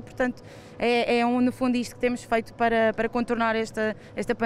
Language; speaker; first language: Portuguese; native; Portuguese